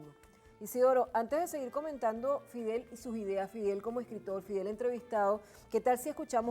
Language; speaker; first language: Spanish; native; Spanish